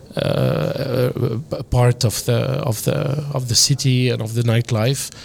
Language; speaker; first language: English; non-native, fluent; French